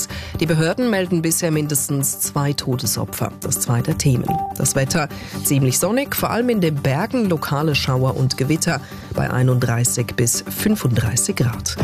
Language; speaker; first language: German; native; German